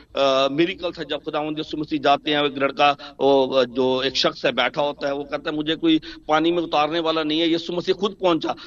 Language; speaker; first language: Urdu; non-native, local second language; Punjabi